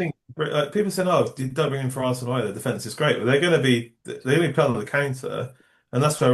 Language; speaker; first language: English; native; English